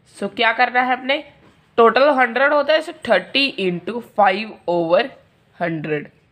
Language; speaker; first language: Hindi; non-native, local second language; Punjabi